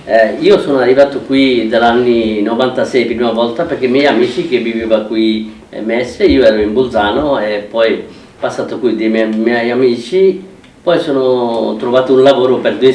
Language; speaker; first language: Italian; non-native, fluent; Bangla